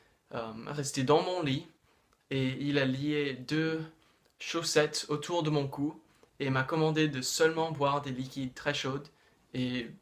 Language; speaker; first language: French; non-native, fluent; English